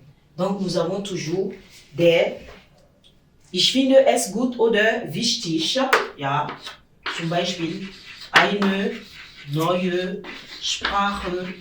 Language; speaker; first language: German; non-native, fluent; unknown